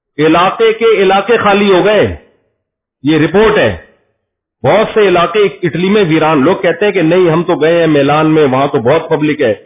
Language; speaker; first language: Urdu; native; Urdu